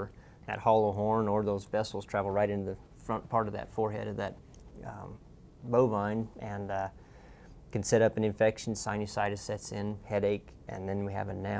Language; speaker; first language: English; native; English